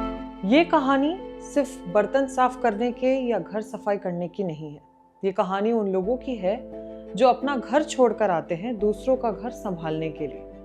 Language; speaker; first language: Hindi; native; Hindi